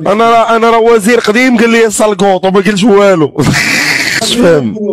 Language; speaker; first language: Arabic; native; Arabic